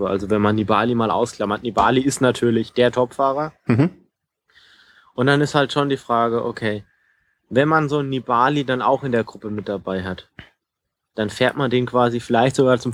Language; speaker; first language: German; native; German